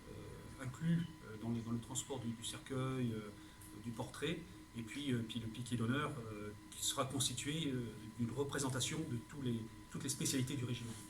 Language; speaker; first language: French; native; French